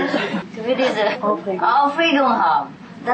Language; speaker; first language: German; non-native, fluent; Vietnamese